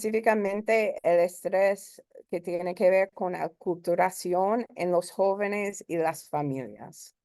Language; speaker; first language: Spanish; early bilingual, heritage; Spanish